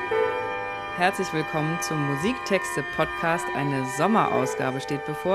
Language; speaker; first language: German; native; German